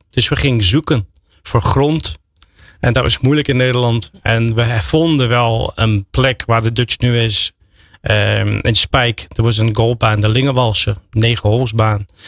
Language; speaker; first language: Dutch; non-native, fluent; English